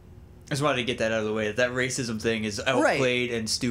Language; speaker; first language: English; native; English